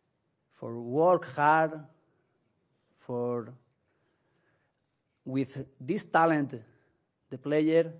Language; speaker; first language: English; non-native, learner; Spanish